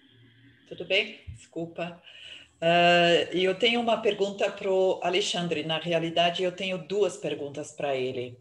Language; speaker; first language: Portuguese; non-native, fluent; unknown